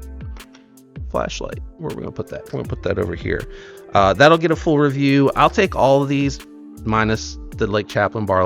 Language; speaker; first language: English; native; English